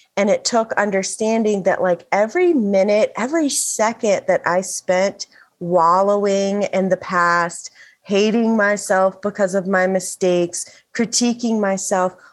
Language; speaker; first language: English; native; English